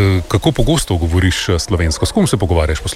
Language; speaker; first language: Slovenian; native; Slovenian